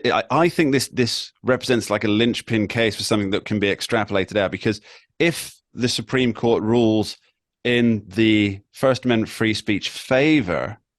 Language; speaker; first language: English; native; English